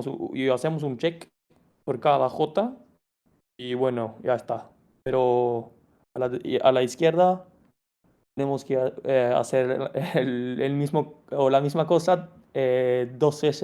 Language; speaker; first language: Spanish; non-native, fluent; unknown